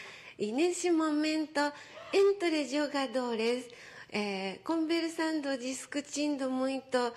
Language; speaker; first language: Portuguese; non-native, fluent; Japanese